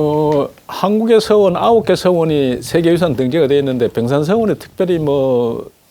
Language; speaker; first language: Korean; native; Korean